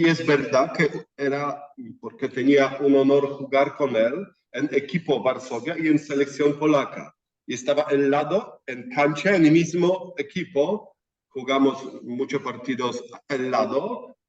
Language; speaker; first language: Spanish; non-native, fluent; Polish